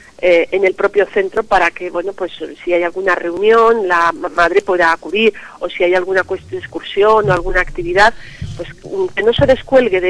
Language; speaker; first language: Spanish; native; Spanish